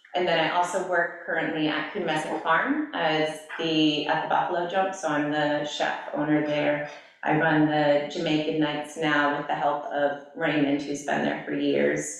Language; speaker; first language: English; native; English